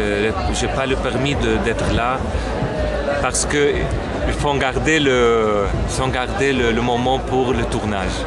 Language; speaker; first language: French; non-native, local second language; Arabic